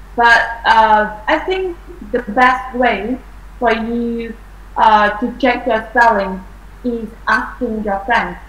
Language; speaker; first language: English; non-native, fluent; Vietnamese